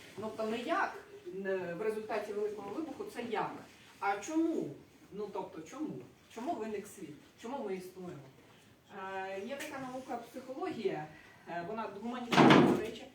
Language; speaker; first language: Ukrainian; non-native, local second language; Russian